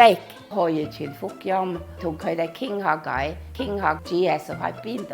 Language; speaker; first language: Cantonese; non-native, fluent; Norwegian